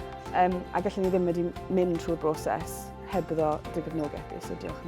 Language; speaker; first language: Welsh; native; Welsh